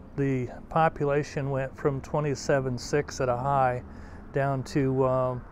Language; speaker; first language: English; native; English